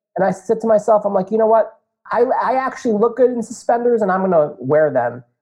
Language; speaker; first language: English; native; English